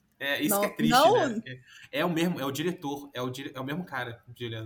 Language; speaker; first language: Portuguese; native; Portuguese